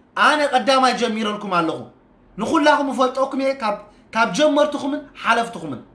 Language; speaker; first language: Tigrinya; native; Tigrinya